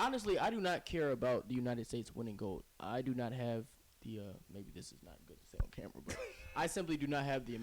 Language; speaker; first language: English; native; English